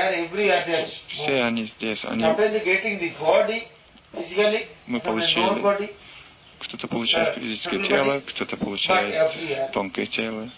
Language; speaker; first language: Russian; non-native, learner; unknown